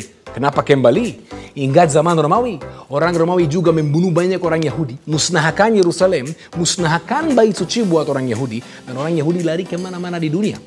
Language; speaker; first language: Indonesian; non-native, fluent; Hebrew